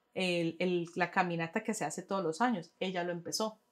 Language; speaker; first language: Spanish; early bilingual, heritage; Spanish